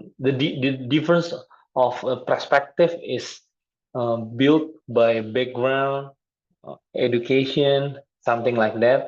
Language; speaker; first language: English; non-native, fluent; Indonesian